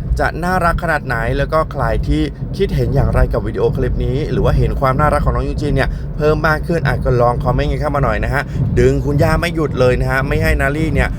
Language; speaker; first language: Thai; native; Thai